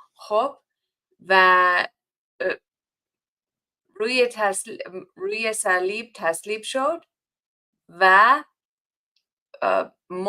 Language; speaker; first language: Persian; non-native, learner; English